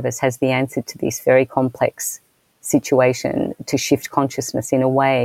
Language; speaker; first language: English; native; English